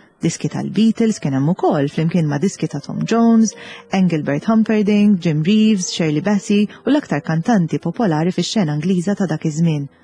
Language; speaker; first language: Maltese; native; Maltese